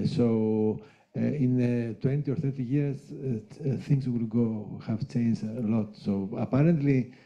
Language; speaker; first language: English; non-native, fluent; Greek